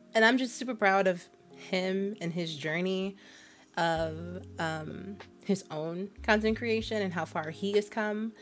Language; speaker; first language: English; native; English